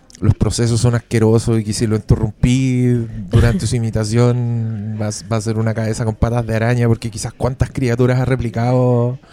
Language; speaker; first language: Spanish; native; Spanish